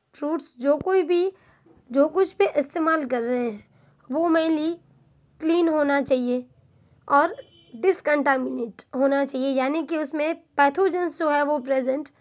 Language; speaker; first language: Hindi; non-native, local second language; Gujarati